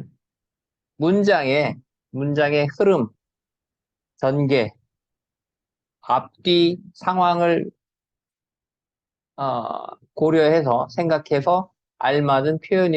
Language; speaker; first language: Korean; native; Korean